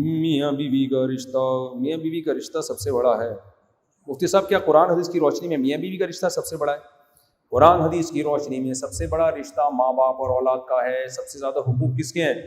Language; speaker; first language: Urdu; native; Urdu